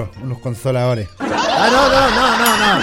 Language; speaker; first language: Spanish; native; Spanish